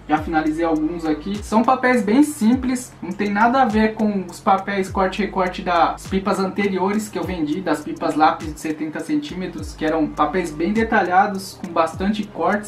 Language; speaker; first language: Portuguese; native; Portuguese